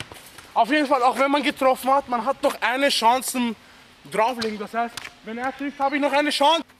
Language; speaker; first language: German; native; German